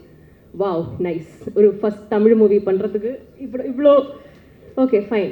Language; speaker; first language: Tamil; non-native, learner; Malayalam